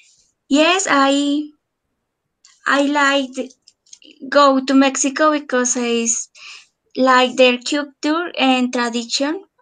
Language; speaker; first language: English; non-native, learner; Spanish